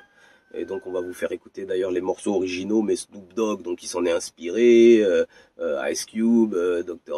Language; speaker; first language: French; native; French